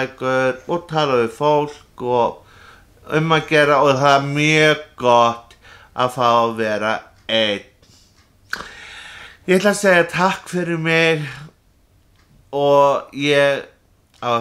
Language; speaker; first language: Icelandic; non-native, fluent; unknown